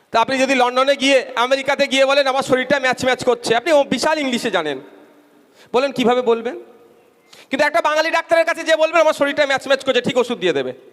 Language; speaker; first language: Bangla; native; Bangla